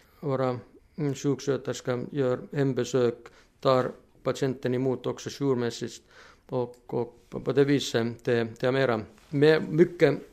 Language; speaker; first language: Swedish; non-native, fluent; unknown